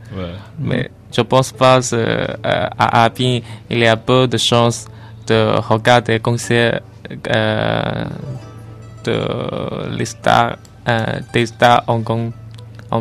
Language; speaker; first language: French; non-native, learner; Chinese